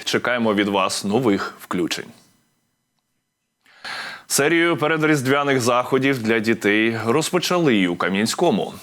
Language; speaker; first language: Ukrainian; native; Ukrainian